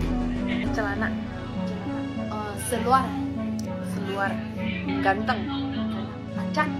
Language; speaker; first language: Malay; non-native, local second language; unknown